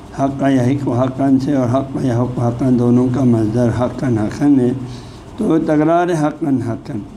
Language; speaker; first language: Urdu; non-native, local second language; Balti